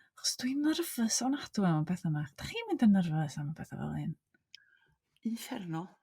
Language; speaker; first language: Welsh; native; Welsh